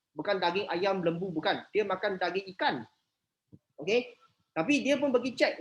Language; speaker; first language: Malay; non-native, local second language; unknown